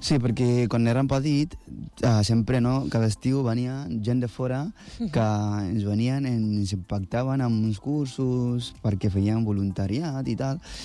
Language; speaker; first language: Catalan; non-native, fluent; Akan